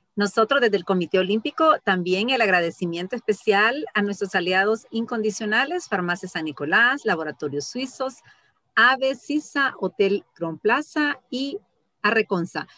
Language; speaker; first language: Spanish; native; Spanish